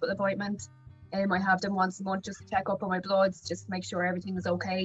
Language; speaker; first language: English; native; English